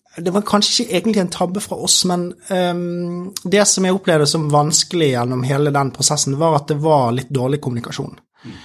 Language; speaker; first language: Norwegian; native; Norwegian